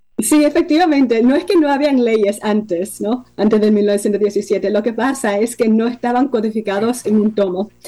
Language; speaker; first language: Spanish; early bilingual, heritage; Spanish